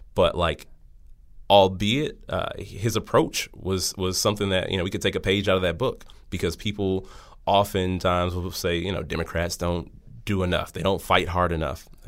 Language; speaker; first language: English; native; English